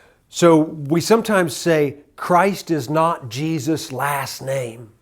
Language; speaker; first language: English; native; English